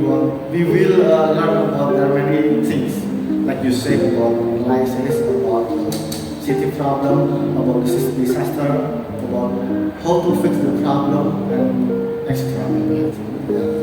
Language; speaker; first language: English; non-native, learner; Indonesian